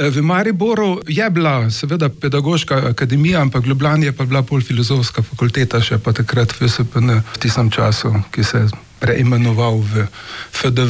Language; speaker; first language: Slovenian; native; Slovenian